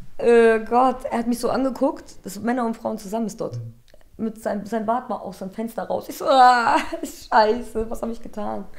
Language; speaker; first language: German; early bilingual, other home language; Polish